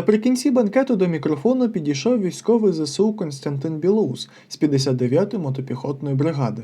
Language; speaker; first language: Ukrainian; native; Ukrainian